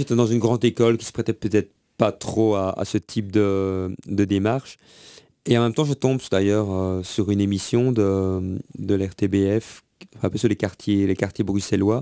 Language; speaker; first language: French; native; French